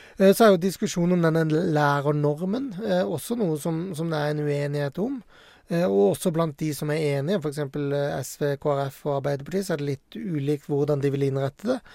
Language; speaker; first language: Norwegian; native; Norwegian